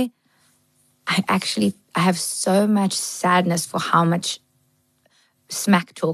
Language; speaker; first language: English; native; English